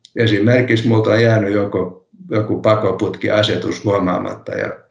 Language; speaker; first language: Finnish; non-native, local second language; Swedish